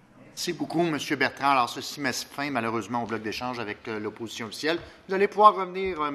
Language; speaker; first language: French; native; French